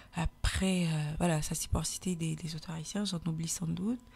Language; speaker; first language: French; native; French